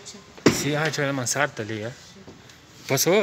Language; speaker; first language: Italian; non-native, learner; Portuguese